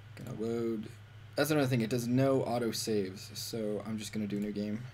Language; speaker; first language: English; native; English